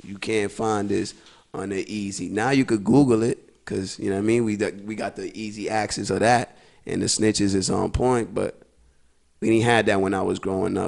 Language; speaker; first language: English; early bilingual, other home language; Spanish